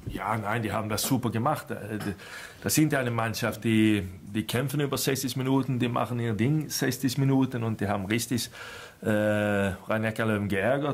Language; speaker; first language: German; non-native, fluent; Swedish